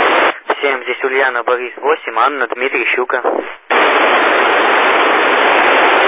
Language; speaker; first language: Russian; native; Russian